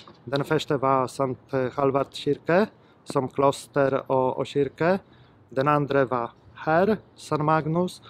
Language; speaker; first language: Norwegian; non-native, fluent; Polish